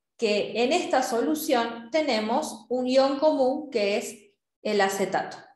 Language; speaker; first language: Spanish; native; Spanish